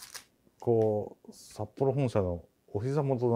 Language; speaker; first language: Japanese; native; Japanese